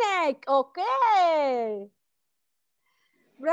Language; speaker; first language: English; non-native, fluent; Arabic